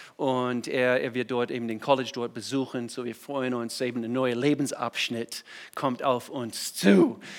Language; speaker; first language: German; non-native, fluent; English